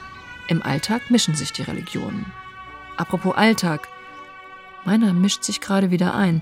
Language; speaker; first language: German; native; German